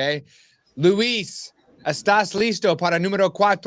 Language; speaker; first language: Spanish; non-native, learner; English